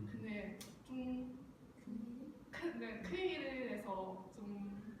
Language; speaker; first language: Korean; non-native, learner; Chinese